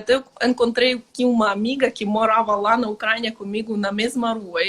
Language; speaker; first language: Portuguese; non-native, fluent; Ukrainian